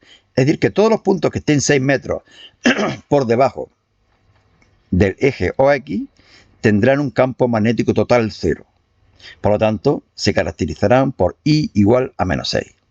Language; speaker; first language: Spanish; native; Spanish